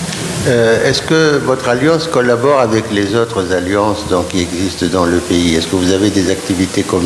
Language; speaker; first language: French; non-native, local second language; Arabic